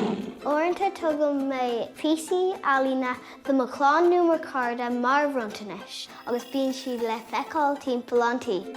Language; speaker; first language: Irish; non-native, local second language; English